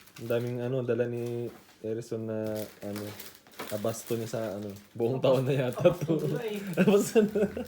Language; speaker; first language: Filipino; non-native, local second language; Iloko